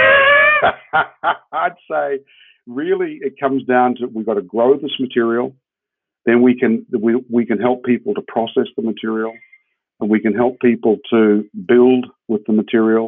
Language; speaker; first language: English; native; English